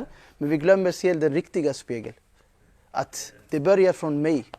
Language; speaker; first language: Swedish; non-native, fluent; Urdu